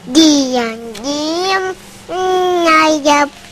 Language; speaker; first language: Indonesian; native; Indonesian